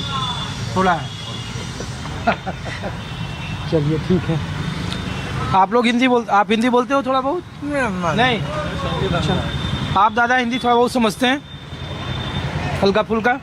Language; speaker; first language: Hindi; native; Hindi